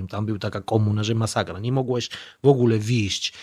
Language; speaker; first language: Polish; non-native, learner; Georgian